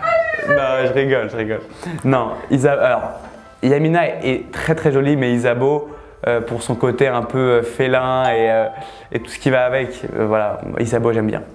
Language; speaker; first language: French; native; French